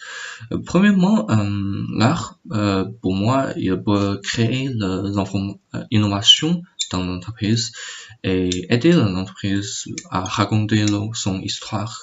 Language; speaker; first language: French; non-native, learner; Chinese